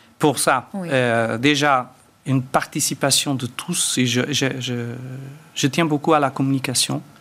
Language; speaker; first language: French; early bilingual, other home language; Portuguese